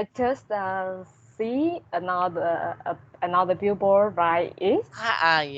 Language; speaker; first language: English; non-native, learner; Vietnamese